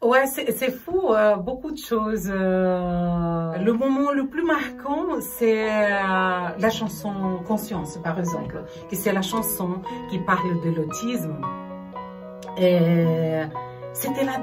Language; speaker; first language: French; non-native, fluent; Portuguese